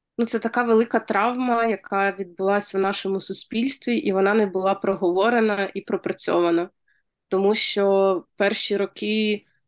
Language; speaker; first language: Ukrainian; native; Ukrainian